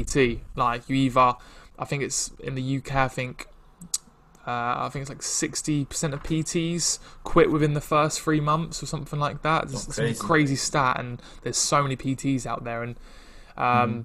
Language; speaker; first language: English; native; English